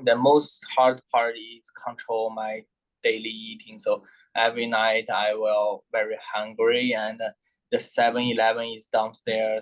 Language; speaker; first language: English; non-native, learner; Thai